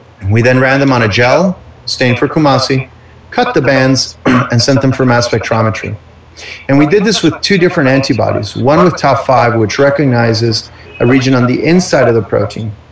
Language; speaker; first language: English; early bilingual, other home language; Spanish